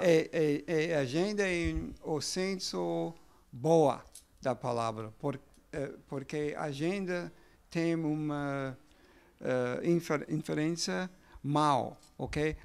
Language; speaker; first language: Portuguese; non-native, learner; English